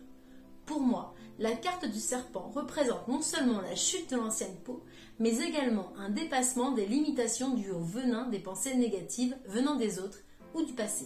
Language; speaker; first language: French; native; French